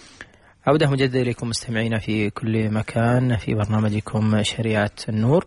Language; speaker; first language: Arabic; native; Arabic